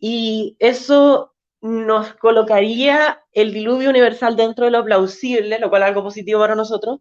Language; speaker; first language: Spanish; native; Spanish